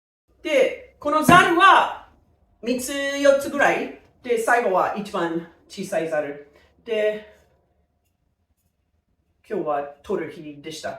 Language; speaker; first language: Japanese; non-native, fluent; English